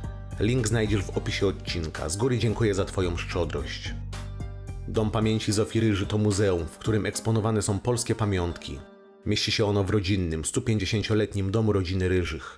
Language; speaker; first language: Polish; native; Polish